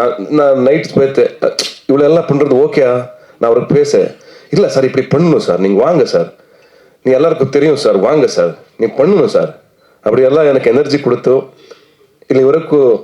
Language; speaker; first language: Tamil; non-native, learner; Kannada